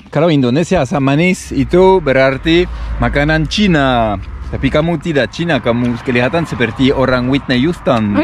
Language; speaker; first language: Indonesian; non-native, learner; French